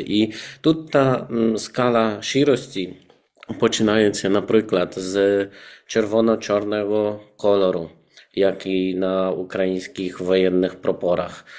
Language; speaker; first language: Ukrainian; non-native, fluent; Polish